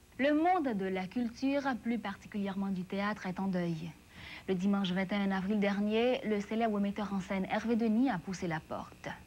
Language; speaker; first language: French; non-native, local second language; Haitian Creole